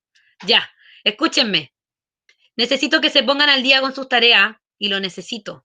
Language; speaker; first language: Spanish; native; Spanish